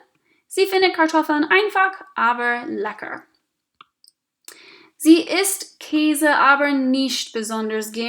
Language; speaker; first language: German; non-native, fluent; English